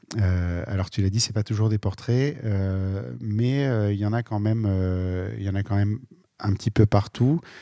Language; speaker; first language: French; native; French